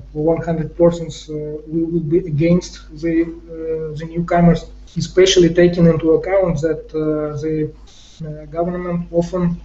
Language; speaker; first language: English; non-native, fluent; Ukrainian